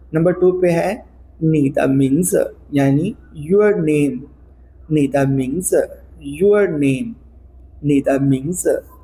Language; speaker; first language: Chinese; non-native, fluent; Urdu